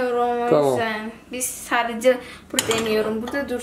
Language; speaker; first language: Turkish; non-native, learner; Indonesian